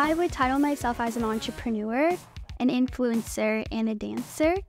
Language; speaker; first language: English; native; English